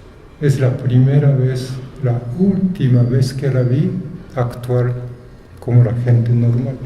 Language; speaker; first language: Spanish; non-native, fluent; Japanese